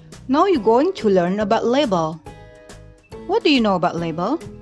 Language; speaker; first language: English; non-native, fluent; Indonesian